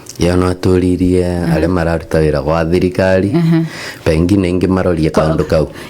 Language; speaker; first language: Kikuyu; non-native, local second language; Embu